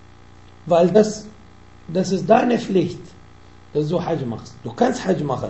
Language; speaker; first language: German; non-native, fluent; Arabic